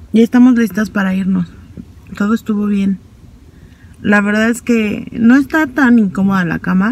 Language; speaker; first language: Spanish; native; Spanish